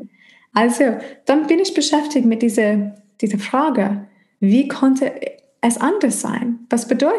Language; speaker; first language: German; non-native, fluent; English